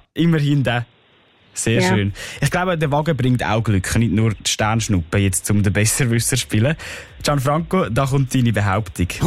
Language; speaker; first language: German; native; German